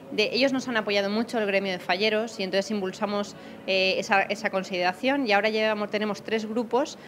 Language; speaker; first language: Spanish; native; Spanish